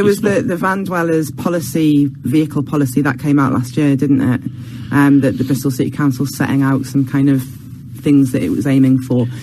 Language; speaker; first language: English; native; English